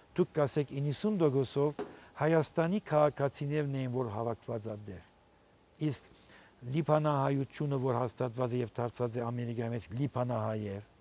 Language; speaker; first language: Armenian; early bilingual, heritage; Armenian